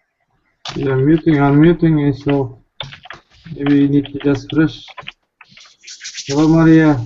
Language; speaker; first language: English; non-native, learner; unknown